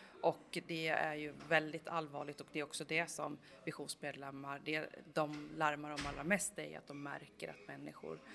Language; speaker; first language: Swedish; native; Swedish